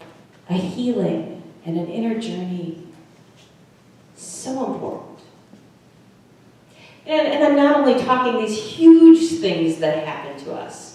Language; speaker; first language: English; native; English